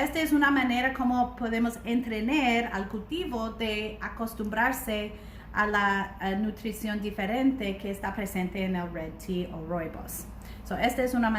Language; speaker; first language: Spanish; non-native, learner; English